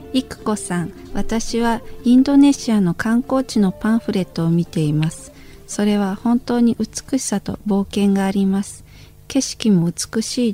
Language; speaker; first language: Japanese; non-native, fluent; Indonesian